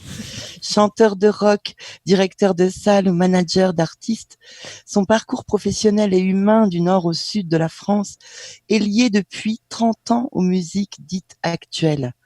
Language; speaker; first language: French; native; French